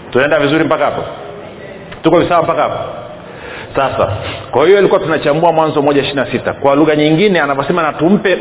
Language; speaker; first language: Swahili; native; Swahili